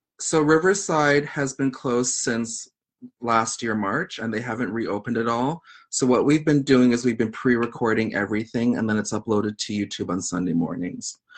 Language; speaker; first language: English; native; English